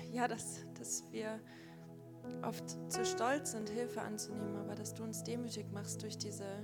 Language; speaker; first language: German; native; German